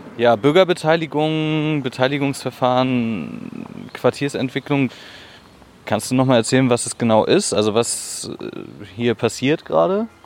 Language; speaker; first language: German; native; German